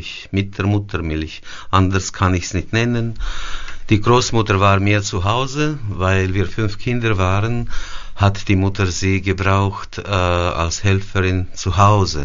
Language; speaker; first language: German; early bilingual, heritage; German